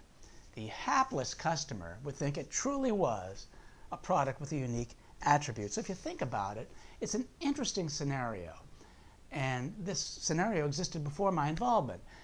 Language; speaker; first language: English; native; English